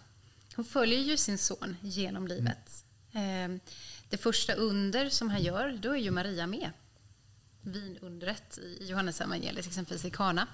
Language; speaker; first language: Swedish; native; Swedish